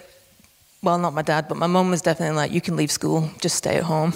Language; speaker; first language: English; native; English